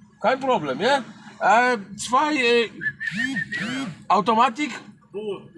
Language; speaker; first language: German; non-native, learner; Polish